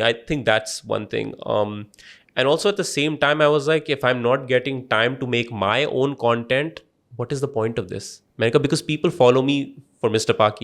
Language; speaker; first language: English; non-native, local second language; Urdu